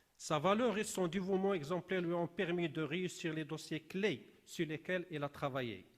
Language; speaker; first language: French; non-native, local second language; Arabic